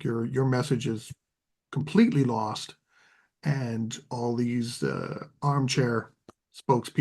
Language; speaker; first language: English; native; English